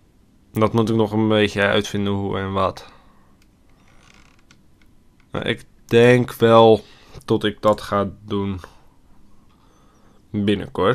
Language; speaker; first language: Dutch; native; Dutch